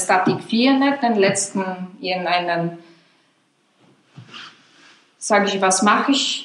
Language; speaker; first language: German; non-native, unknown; Polish